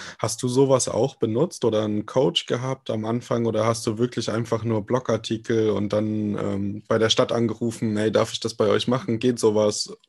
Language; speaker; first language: German; native; German